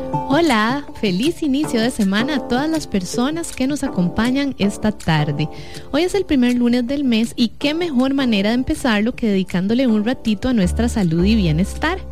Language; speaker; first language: Spanish; native; Spanish